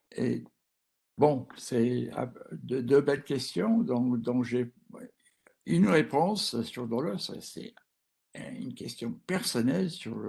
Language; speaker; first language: French; non-native, fluent; English